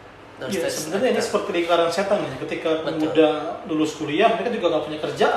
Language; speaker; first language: Indonesian; native; Indonesian